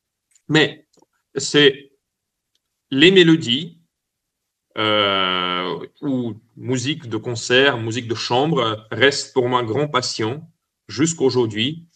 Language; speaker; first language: French; non-native, fluent; Russian